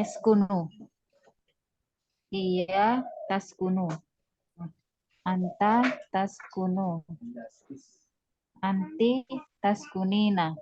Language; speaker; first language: Arabic; non-native, learner; Indonesian